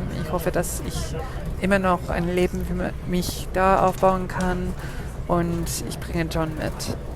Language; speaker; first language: German; non-native, fluent; English